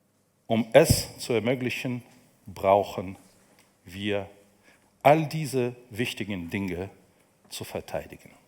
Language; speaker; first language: German; non-native, fluent; Ukrainian